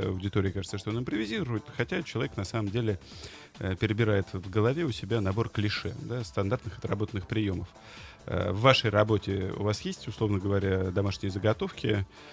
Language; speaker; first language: Russian; native; Russian